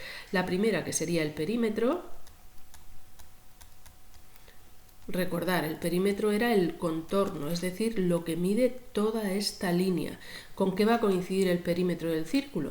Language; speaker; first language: Spanish; native; Spanish